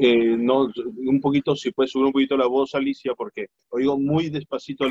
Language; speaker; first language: Spanish; native; Spanish